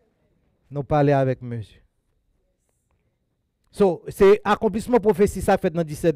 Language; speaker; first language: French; non-native, local second language; Haitian Creole